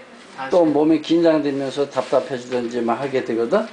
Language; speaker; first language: Korean; native; Korean